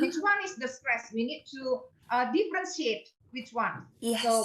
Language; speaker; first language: English; non-native, fluent; Indonesian